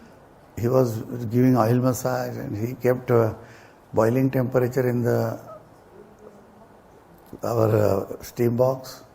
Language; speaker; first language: English; non-native, local second language; Marathi